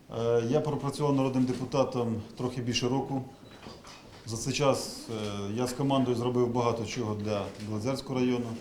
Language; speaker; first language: Ukrainian; native; Ukrainian